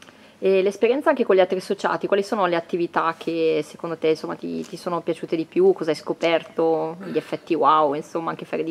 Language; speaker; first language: Italian; native; Italian